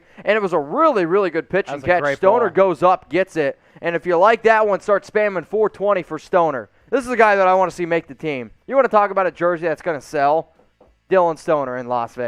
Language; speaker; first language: English; native; English